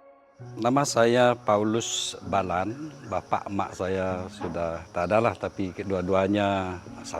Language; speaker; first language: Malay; non-native, local second language; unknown